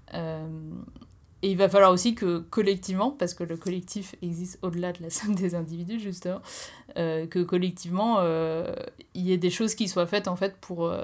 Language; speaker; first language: French; native; French